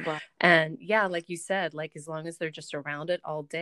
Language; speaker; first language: English; native; English